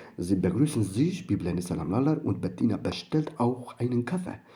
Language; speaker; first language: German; non-native, learner; Turkish